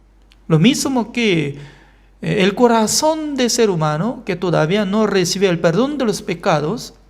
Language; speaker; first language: Spanish; non-native, fluent; Korean